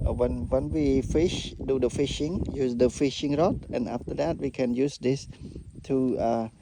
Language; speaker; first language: English; non-native, fluent; Khmer